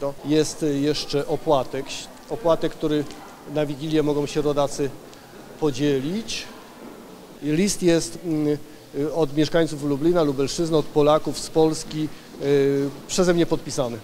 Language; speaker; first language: Polish; native; Polish